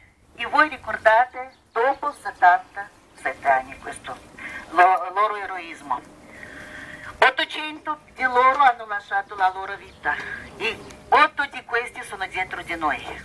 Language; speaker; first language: Italian; non-native, fluent; Russian